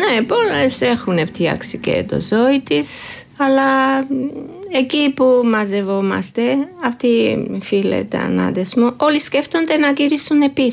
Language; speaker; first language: Greek; non-native, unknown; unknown